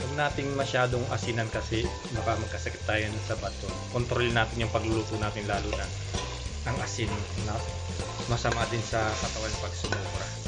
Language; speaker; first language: Filipino; non-native, local second language; Pampanga